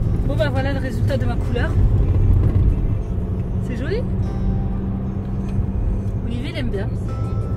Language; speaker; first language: French; native; French